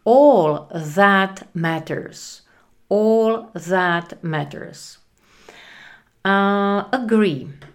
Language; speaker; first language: English; non-native, fluent; Czech